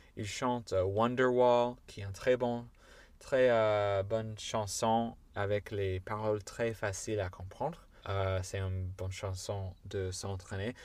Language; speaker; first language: French; non-native, fluent; English